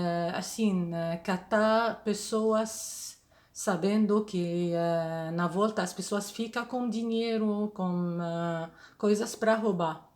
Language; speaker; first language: Portuguese; non-native, fluent; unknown